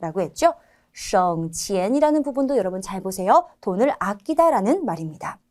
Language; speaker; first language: Korean; native; Korean